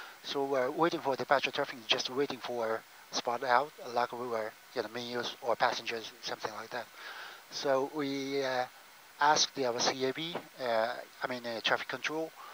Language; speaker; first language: English; non-native, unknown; Japanese